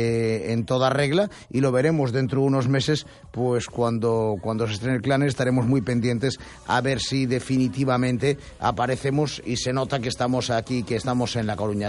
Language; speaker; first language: Spanish; native; Spanish